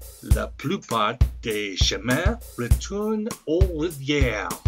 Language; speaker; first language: French; non-native, learner; English